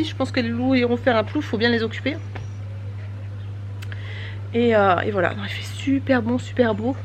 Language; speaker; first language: French; native; French